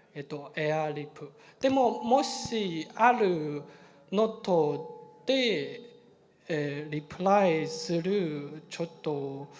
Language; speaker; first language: Japanese; non-native, learner; Chinese